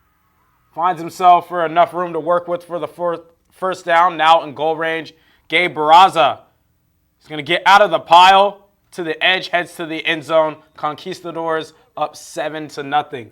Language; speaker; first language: English; native; English